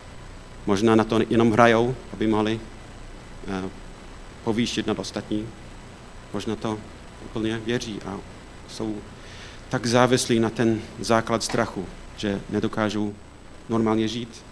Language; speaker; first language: Czech; non-native, fluent; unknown